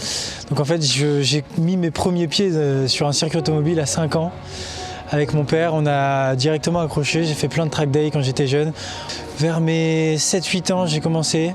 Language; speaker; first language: French; native; French